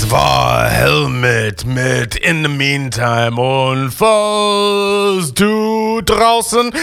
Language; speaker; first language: German; non-native, fluent; English